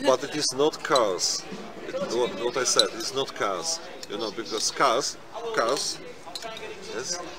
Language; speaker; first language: English; non-native, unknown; Polish